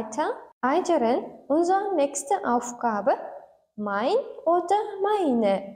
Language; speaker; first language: German; non-native, learner; Turkmen